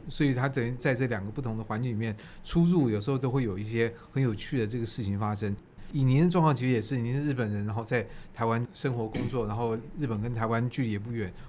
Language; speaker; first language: Chinese; native; Chinese